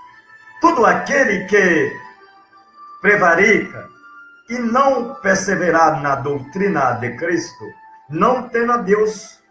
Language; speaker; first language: Portuguese; non-native, learner; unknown